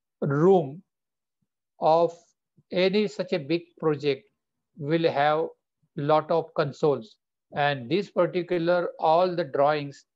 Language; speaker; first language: English; non-native, local second language; Bangla